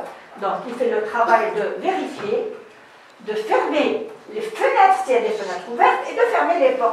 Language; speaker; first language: French; non-native, local second language; Arabic